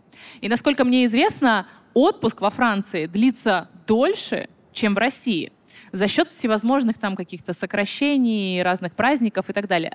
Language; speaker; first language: Russian; native; Russian